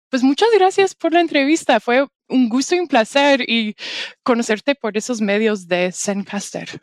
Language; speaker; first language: Spanish; non-native, fluent; English